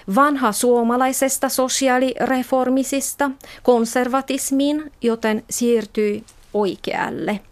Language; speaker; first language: Finnish; non-native, fluent; Romanian